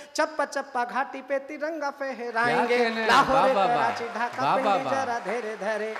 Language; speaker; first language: Hindi; native; Hindi